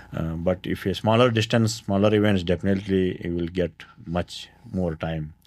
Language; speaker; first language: English; non-native, local second language; Kannada